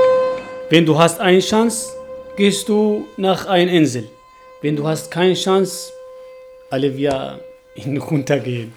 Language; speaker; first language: German; non-native, learner; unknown